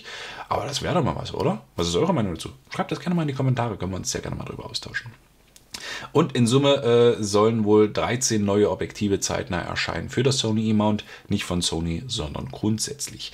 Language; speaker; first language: German; native; German